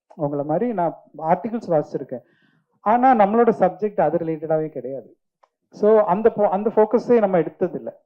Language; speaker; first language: Tamil; non-native, fluent; Malayalam